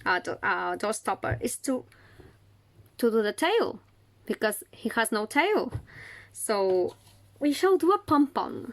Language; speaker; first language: English; non-native, fluent; Catalan